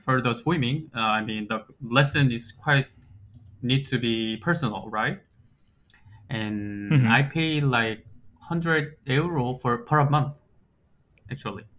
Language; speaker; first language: English; non-native, fluent; Korean